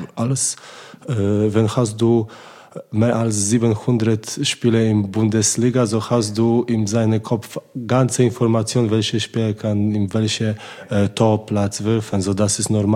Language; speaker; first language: German; non-native, learner; Polish